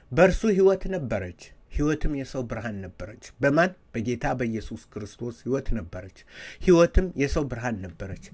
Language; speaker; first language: Amharic; native; Amharic